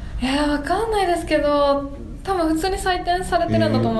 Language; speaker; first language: Japanese; native; Japanese